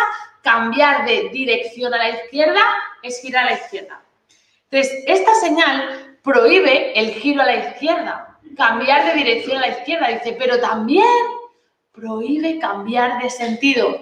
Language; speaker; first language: Spanish; native; Spanish